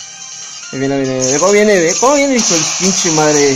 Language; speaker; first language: Spanish; native; Spanish